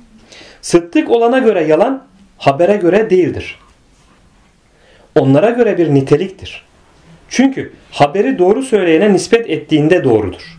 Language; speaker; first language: Turkish; native; Turkish